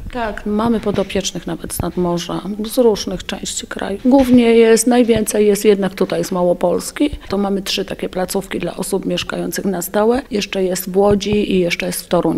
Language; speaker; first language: Polish; native; Polish